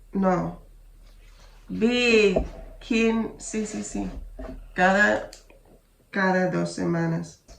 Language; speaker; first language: Spanish; non-native, learner; English